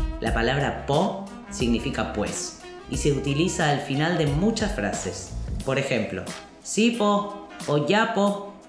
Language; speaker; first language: Spanish; native; Spanish